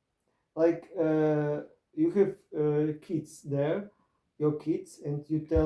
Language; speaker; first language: English; non-native, learner; Croatian